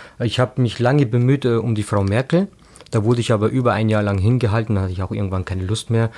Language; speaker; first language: German; early bilingual, other home language; Turkish